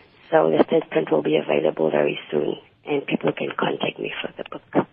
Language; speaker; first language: English; non-native, local second language; Afrikaans